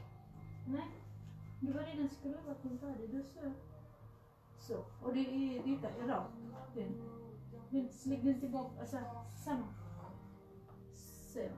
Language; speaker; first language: Swedish; non-native, learner; Cebuano